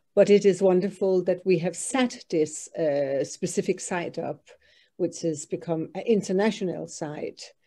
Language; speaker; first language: English; non-native, fluent; Danish